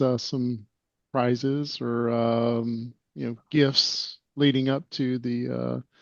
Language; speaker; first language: English; native; English